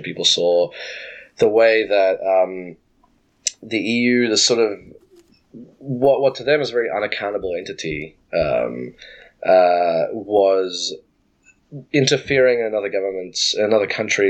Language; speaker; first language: English; native; English